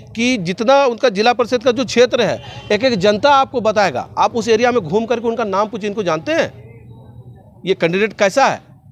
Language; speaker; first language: Hindi; native; Hindi